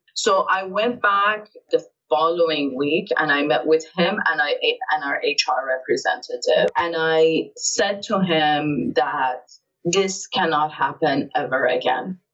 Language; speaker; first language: English; early bilingual, other home language; Persian